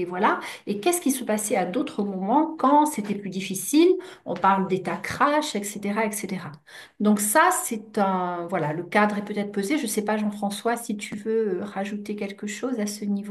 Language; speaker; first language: French; native; French